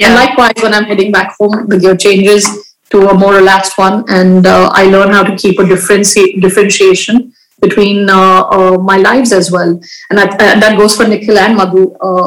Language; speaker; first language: English; non-native, local second language; Hindi